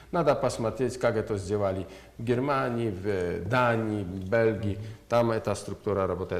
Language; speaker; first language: Russian; non-native, learner; Polish